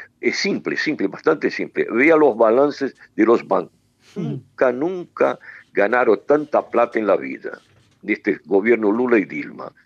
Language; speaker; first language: Spanish; non-native, fluent; Portuguese